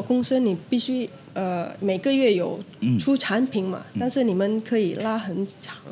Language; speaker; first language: Chinese; non-native, fluent; Indonesian